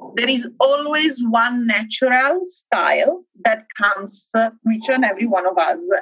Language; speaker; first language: English; non-native, fluent; Italian